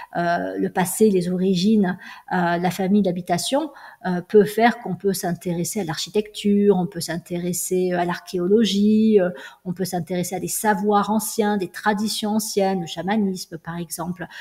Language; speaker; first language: French; native; French